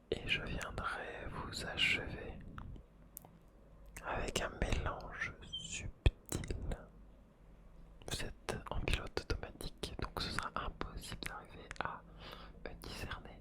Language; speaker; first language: French; native; French